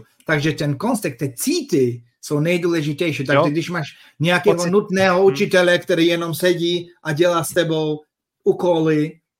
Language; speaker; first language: Czech; non-native, fluent; Polish